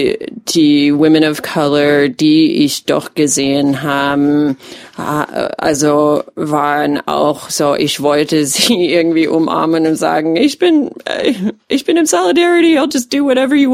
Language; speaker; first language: German; non-native, fluent; English